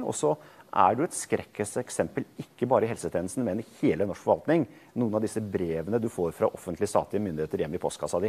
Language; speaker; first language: Norwegian; native; Norwegian